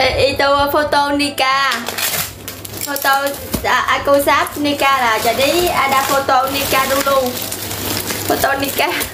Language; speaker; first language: Indonesian; non-native, learner; Vietnamese